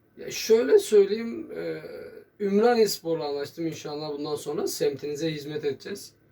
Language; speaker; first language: Turkish; native; Turkish